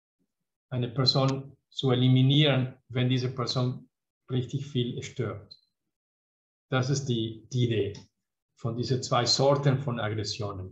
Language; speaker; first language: German; non-native, fluent; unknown